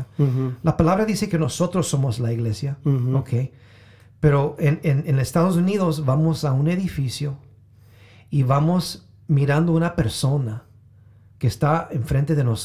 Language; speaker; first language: Spanish; early bilingual, heritage; Spanish